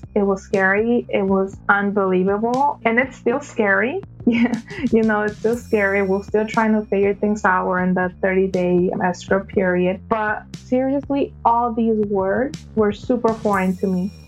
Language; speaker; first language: English; early bilingual, other home language; Spanish